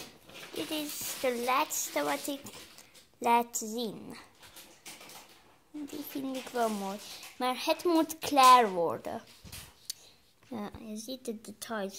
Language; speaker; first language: Dutch; early bilingual, other home language; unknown